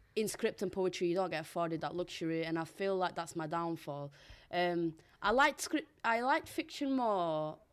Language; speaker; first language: English; non-native, local second language; Portuguese